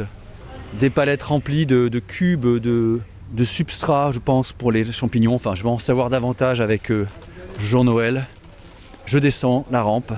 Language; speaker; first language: French; native; French